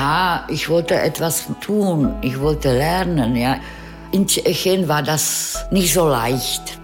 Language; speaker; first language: German; non-native, fluent; Czech